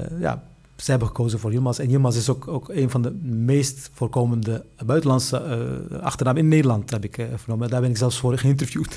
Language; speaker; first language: Dutch; early bilingual, other home language; Arabic